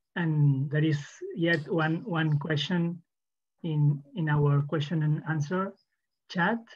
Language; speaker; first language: English; non-native, fluent; Catalan